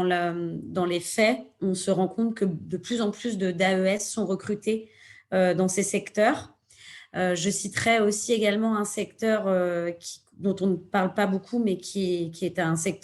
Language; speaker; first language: French; native; French